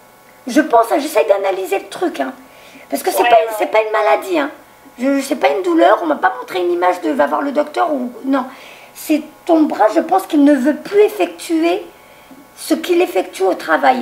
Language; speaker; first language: French; native; French